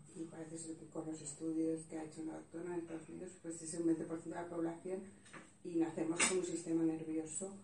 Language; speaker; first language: Spanish; non-native, fluent; Swedish